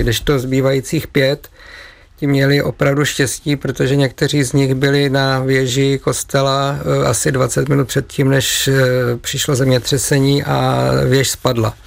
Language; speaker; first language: Czech; native; Czech